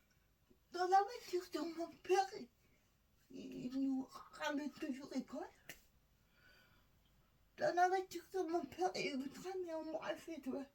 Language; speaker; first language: French; non-native, learner; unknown